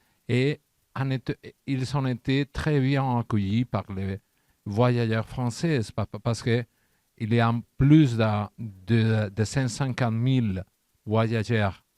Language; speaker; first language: French; non-native, learner; Catalan